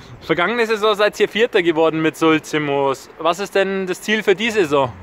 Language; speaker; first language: German; native; German